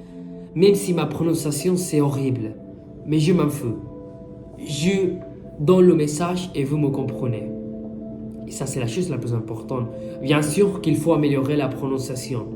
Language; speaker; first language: French; non-native, fluent; Spanish